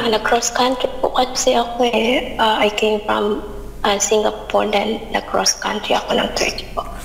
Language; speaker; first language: Filipino; non-native, local second language; Hiligaynon